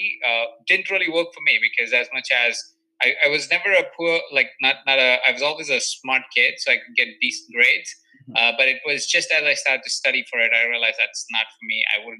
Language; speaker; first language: English; non-native, local second language; Hindi